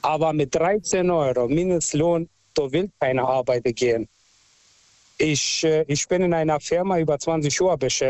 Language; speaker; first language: German; non-native, fluent; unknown